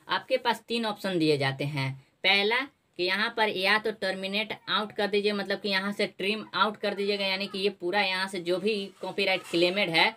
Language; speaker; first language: Hindi; native; Hindi